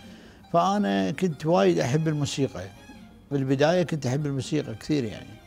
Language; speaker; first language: Arabic; native; Arabic